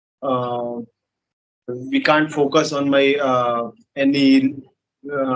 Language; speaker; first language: English; non-native, learner; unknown